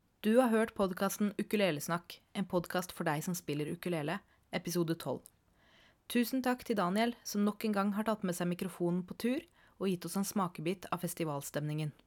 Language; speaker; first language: Norwegian; native; Norwegian